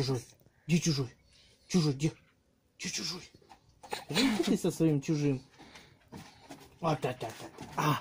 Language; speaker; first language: Russian; native; Russian